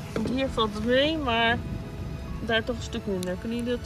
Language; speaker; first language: Dutch; native; Dutch